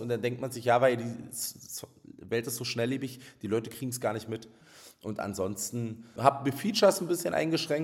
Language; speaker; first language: German; native; German